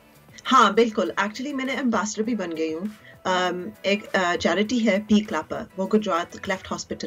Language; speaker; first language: Hindi; early bilingual, heritage; Urdu